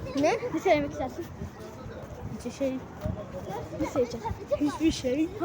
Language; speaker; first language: Turkish; early bilingual, heritage; Turkish